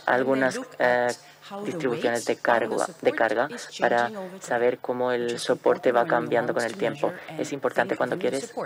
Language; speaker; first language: Spanish; non-native, fluent; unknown